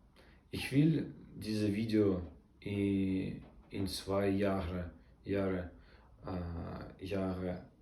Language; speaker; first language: German; non-native, learner; Russian